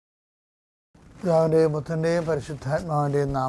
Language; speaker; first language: Malayalam; native; Malayalam